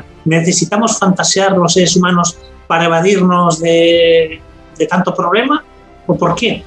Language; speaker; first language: Spanish; native; Spanish